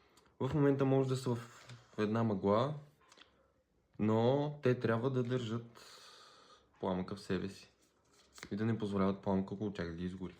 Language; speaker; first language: Bulgarian; native; Bulgarian